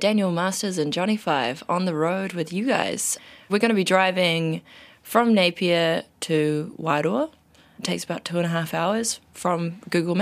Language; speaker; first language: English; native; English